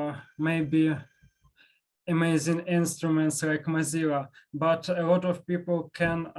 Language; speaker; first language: English; non-native, learner; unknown